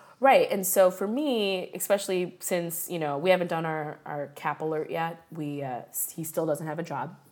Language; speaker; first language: English; early bilingual, other home language; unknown